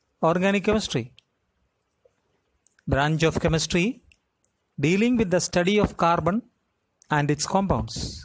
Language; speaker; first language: English; non-native, local second language; Malayalam